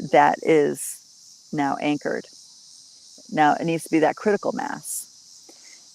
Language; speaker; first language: English; native; English